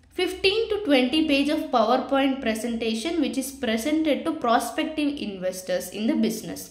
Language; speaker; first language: English; non-native, local second language; Kannada